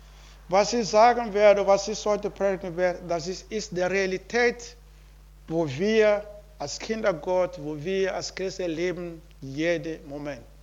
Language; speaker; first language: German; non-native, learner; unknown